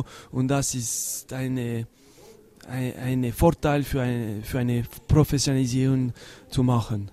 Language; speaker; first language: German; non-native, local second language; French